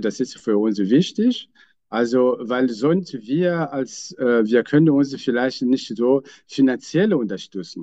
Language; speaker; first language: German; non-native, fluent; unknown